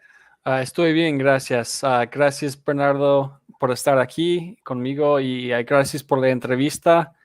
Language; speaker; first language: Spanish; non-native, fluent; English